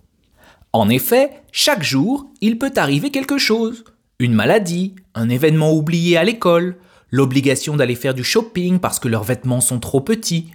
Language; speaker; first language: French; native; French